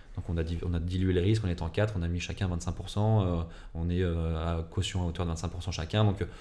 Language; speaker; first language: French; native; French